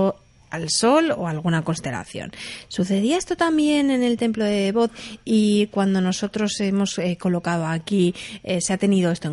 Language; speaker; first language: Spanish; native; Spanish